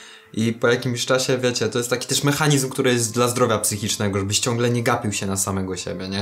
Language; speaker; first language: Polish; native; Polish